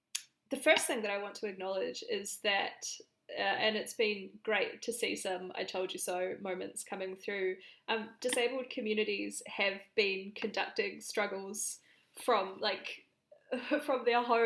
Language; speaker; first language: English; native; English